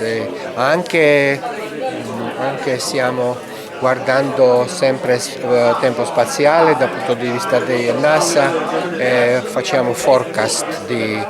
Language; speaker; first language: Italian; non-native, learner; Georgian